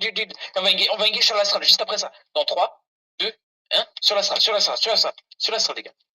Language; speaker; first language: French; native; French